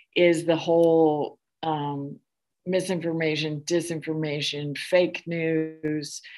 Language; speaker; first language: English; native; English